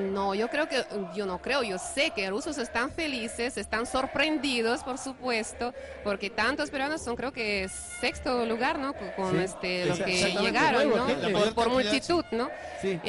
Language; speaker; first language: Spanish; non-native, fluent; Russian